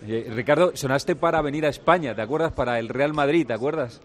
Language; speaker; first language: Spanish; native; Spanish